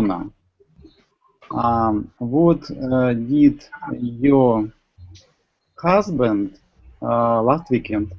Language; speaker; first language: English; non-native, learner; Russian